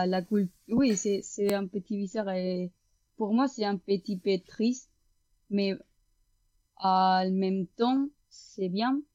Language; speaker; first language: French; non-native, fluent; Spanish